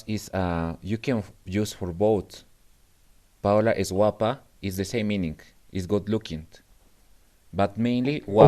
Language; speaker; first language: English; non-native, learner; Spanish